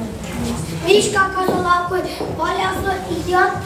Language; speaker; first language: Russian; non-native, learner; Kyrgyz